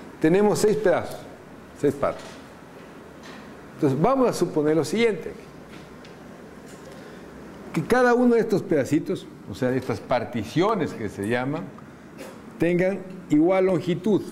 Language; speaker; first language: Spanish; native; Spanish